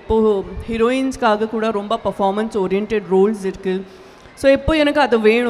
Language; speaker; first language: Tamil; non-native, local second language; Gujarati